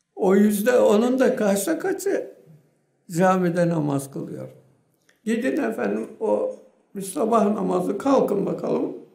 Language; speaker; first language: Turkish; native; Turkish